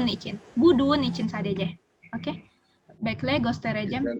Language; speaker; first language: Turkish; non-native, learner; Indonesian